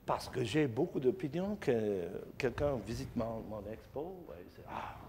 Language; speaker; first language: French; non-native, learner; English